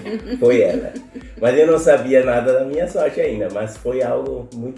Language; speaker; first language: Portuguese; non-native, fluent; Spanish